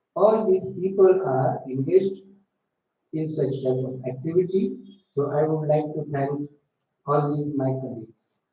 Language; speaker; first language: English; non-native, local second language; Marathi